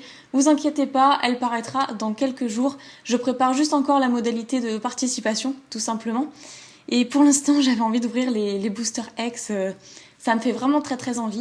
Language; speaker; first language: French; native; French